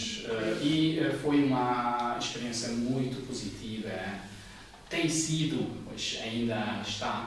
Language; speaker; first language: Portuguese; non-native, fluent; Hungarian